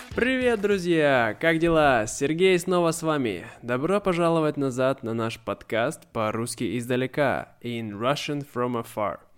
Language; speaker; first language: Russian; native; Russian